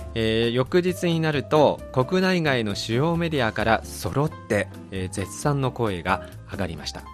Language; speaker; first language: Japanese; non-native, fluent; Chinese